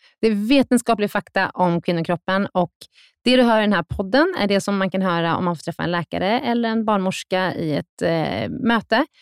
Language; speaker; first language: Swedish; native; Swedish